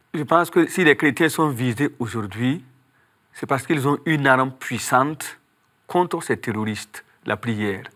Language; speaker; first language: French; non-native, local second language; Mossi